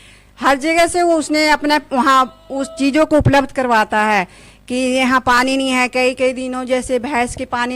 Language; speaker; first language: Hindi; native; Hindi